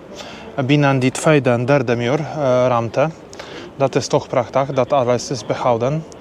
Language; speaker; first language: Dutch; non-native, learner; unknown